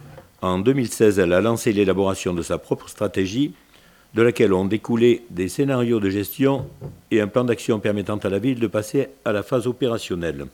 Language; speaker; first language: French; native; French